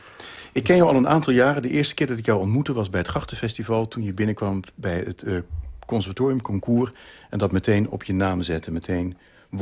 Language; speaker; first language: Dutch; native; Dutch